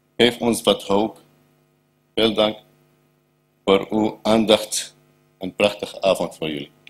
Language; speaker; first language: Dutch; non-native, learner; Arabic